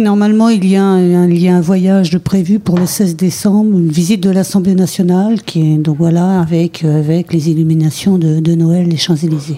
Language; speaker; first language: French; native; French